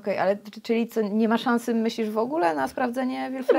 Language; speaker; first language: Polish; native; Polish